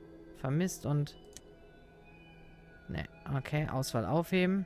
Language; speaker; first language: German; native; German